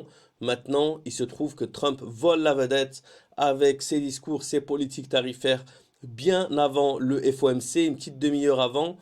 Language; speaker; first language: French; native; French